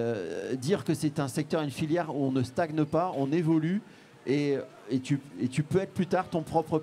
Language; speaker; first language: French; native; French